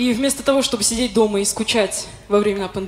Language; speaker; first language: Russian; native; Russian